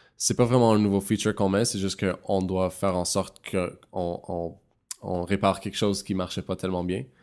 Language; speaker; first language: French; non-native, local second language; English